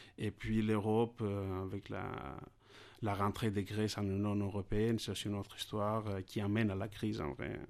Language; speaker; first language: French; non-native, fluent; Greek